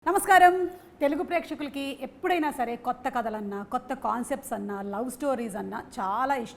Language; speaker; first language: Telugu; native; Telugu